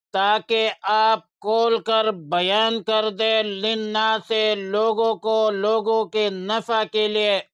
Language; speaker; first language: Urdu; non-native, local second language; Pashto